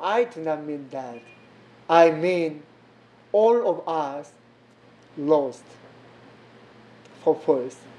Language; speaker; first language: English; non-native, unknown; Korean